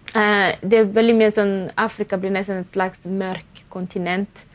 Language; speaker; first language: Norwegian; non-native, fluent; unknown